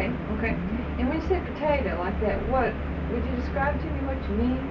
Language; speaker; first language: English; native; English